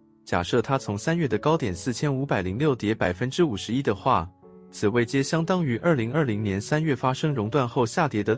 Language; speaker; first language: Chinese; native; Chinese